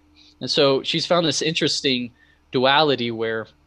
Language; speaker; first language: English; native; English